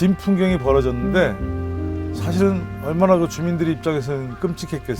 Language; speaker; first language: Korean; native; Korean